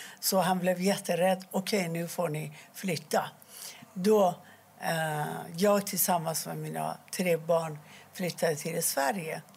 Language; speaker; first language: Swedish; non-native, fluent; Persian